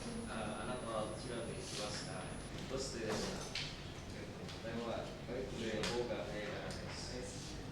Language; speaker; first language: Japanese; non-native, learner; Indonesian